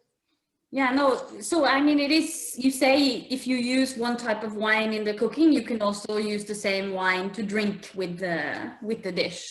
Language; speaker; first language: English; non-native, fluent; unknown